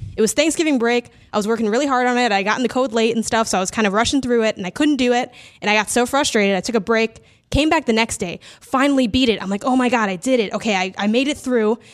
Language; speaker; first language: English; native; English